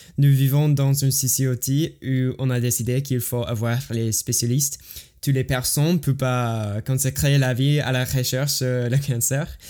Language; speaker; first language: French; non-native, learner; English